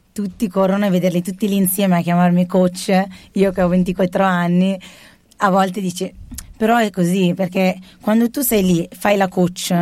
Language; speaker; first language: Italian; early bilingual, other home language; Arabic